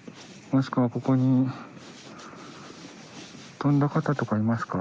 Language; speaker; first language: Japanese; non-native, fluent; Filipino